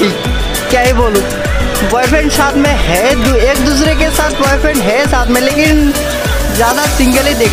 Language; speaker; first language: Hindi; non-native, local second language; Bangla